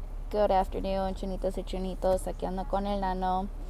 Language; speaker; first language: Spanish; early bilingual, heritage; Spanish